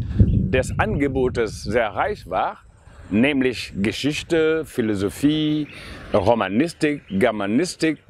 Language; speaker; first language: German; non-native, fluent; Wolof